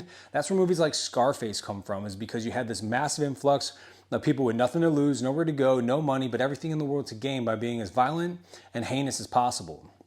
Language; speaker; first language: English; native; English